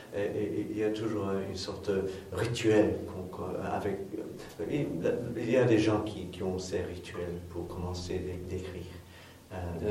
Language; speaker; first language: French; non-native, fluent; English